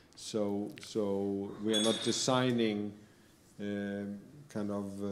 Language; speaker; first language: English; non-native, fluent; Icelandic